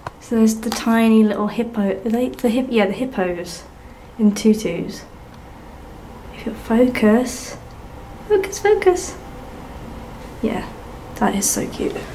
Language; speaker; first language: English; native; English